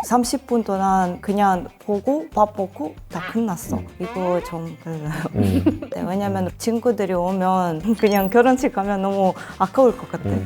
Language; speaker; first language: Korean; non-native, learner; Russian